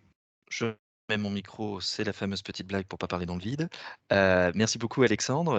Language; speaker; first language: French; native; French